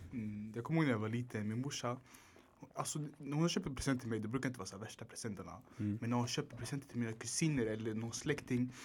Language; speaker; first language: Swedish; early bilingual, other home language; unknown